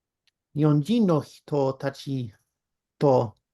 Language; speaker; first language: Japanese; non-native, learner; English